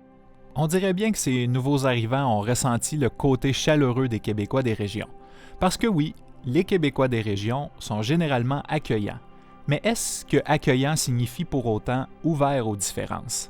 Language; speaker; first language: French; native; French